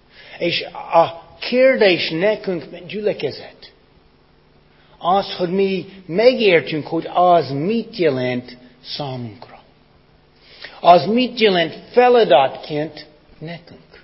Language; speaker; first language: Hungarian; non-native, fluent; English